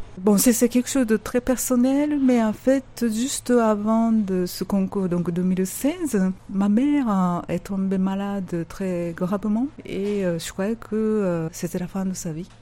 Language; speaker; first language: French; non-native, fluent; Japanese